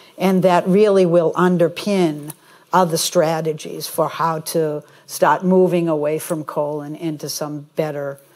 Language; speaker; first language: English; native; English